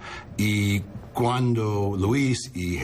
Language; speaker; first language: Spanish; non-native, learner; English